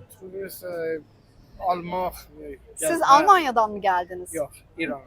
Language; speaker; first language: Turkish; non-native, learner; Persian